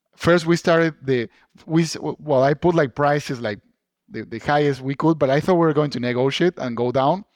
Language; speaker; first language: English; non-native, fluent; Spanish